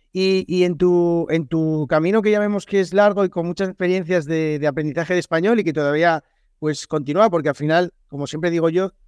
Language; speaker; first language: Spanish; native; Spanish